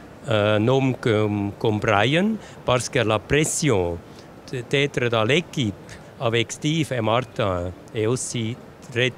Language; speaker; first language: French; non-native, local second language; German